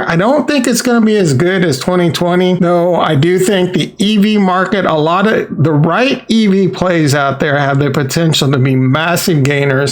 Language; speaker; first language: English; native; English